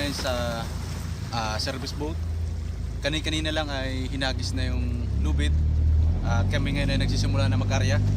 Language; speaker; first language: Filipino; non-native, local second language; Cebuano